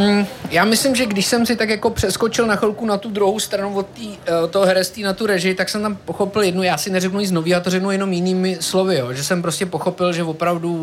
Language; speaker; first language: Czech; native; Czech